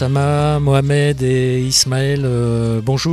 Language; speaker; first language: French; native; French